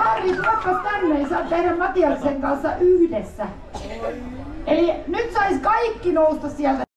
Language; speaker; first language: Finnish; native; Finnish